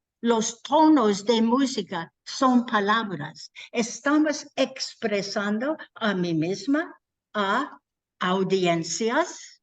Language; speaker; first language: Spanish; non-native, learner; English